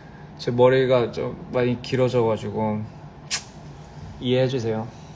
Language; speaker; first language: Korean; early bilingual, heritage; Korean